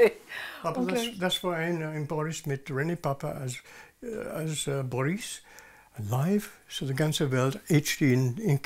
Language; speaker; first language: German; non-native, learner; English